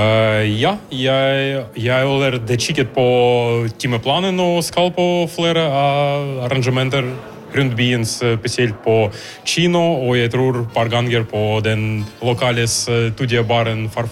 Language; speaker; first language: Norwegian; non-native, fluent; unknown